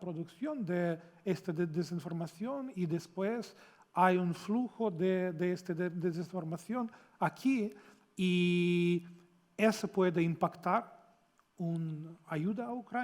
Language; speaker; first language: Spanish; non-native, fluent; Ukrainian